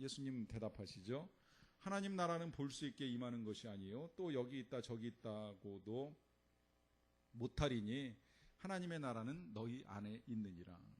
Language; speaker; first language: Korean; native; Korean